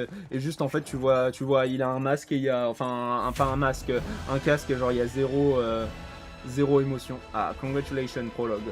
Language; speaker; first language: French; native; French